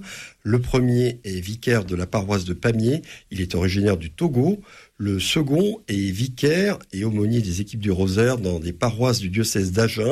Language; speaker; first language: French; native; French